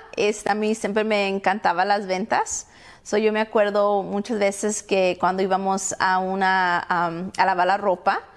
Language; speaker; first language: Spanish; early bilingual, heritage; Spanish